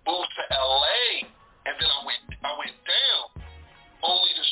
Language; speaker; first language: English; native; English